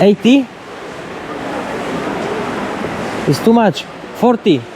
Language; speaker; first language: English; non-native, learner; Slovak